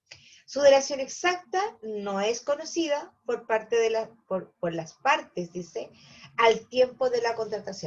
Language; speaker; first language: Spanish; native; Spanish